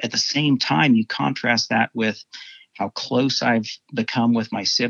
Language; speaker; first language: English; native; English